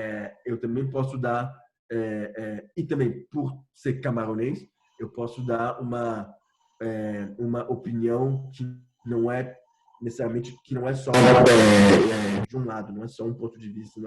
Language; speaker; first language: Portuguese; non-native, fluent; French